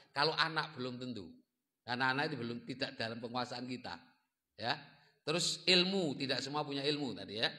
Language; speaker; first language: Indonesian; non-native, local second language; Javanese